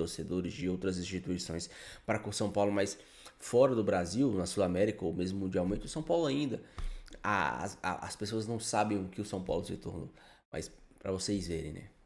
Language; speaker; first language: Portuguese; native; Portuguese